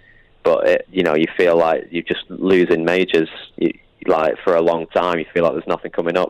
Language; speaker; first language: English; native; English